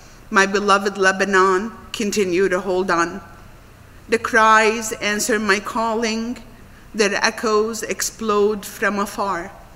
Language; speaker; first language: English; non-native, fluent; Arabic